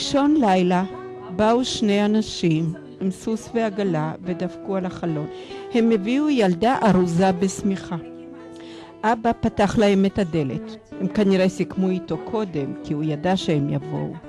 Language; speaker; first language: Hebrew; early bilingual, other home language; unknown